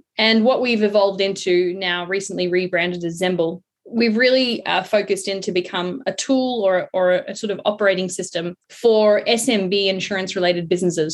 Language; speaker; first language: English; native; English